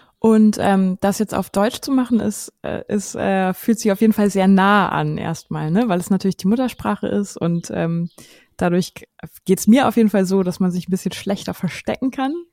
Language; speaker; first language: German; native; German